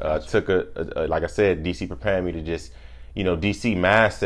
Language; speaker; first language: English; native; English